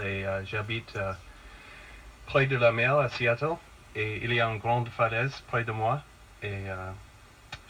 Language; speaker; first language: French; non-native, fluent; English